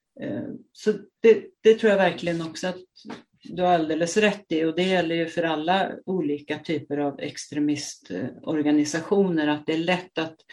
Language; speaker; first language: Swedish; non-native, fluent; Arabic